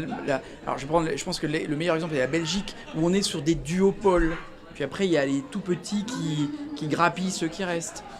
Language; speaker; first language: French; native; French